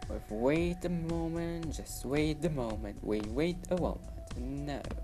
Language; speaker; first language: English; non-native, learner; German